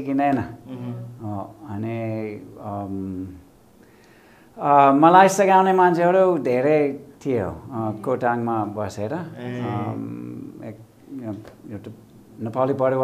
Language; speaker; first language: Nepali; non-native, fluent; English